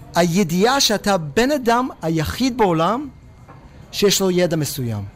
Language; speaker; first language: Hebrew; non-native, fluent; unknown